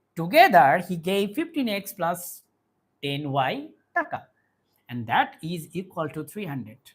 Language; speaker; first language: English; non-native, local second language; Bangla